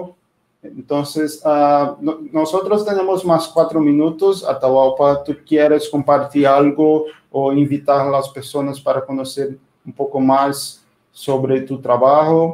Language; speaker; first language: Spanish; non-native, fluent; Portuguese